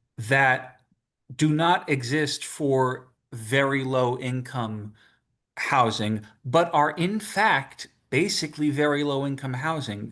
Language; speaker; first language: English; native; English